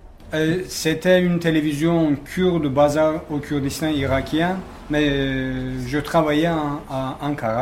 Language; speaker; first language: French; non-native, fluent; Kurdish